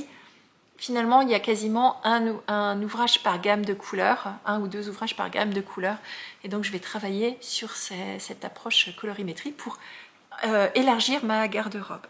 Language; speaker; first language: French; native; French